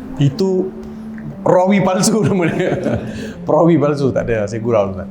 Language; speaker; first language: Malay; non-native, local second language; Tamil